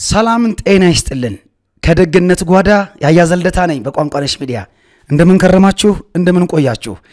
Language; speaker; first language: Amharic; native; Amharic